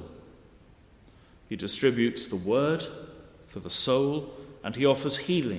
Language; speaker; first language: English; native; English